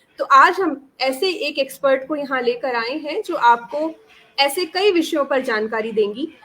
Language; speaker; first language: Hindi; native; Hindi